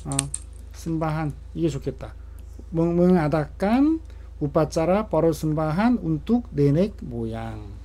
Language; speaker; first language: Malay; non-native, learner; Korean